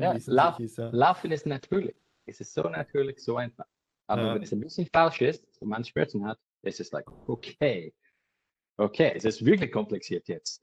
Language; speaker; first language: German; non-native, learner; English